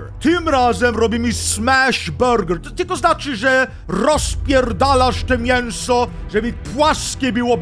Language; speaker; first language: Polish; non-native, learner; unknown